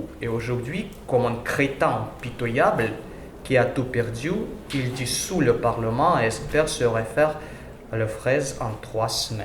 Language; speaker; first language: French; non-native, learner; Russian